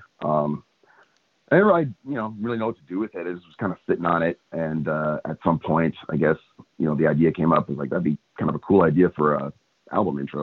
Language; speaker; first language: English; native; English